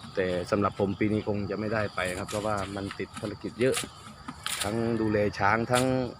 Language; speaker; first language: Thai; non-native, local second language; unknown